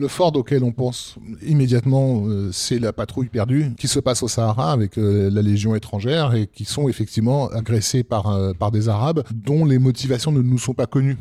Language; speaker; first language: French; native; French